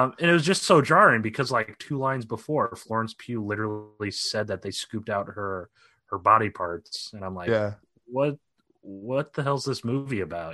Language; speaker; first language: English; native; English